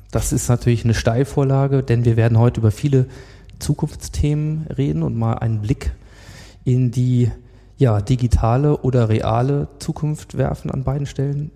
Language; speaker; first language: German; native; German